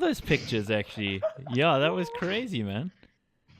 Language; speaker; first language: English; native; English